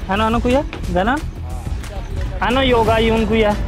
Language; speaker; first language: Filipino; non-native, learner; Punjabi